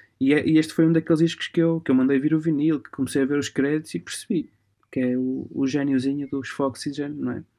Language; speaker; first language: Portuguese; early bilingual, other home language; Romanian